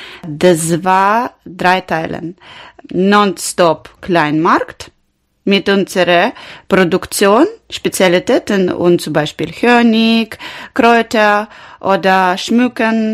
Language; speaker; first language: German; non-native, learner; Ukrainian